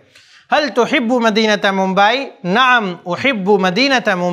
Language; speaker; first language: Arabic; non-native, fluent; Urdu